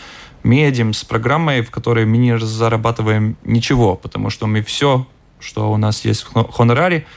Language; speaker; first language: Russian; non-native, local second language; Latvian